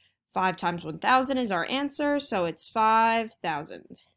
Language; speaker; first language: English; native; English